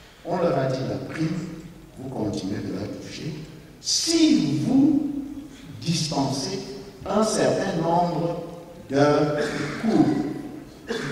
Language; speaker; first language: French; native; French